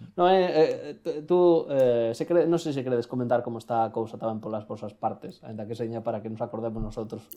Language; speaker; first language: Galician; native; Galician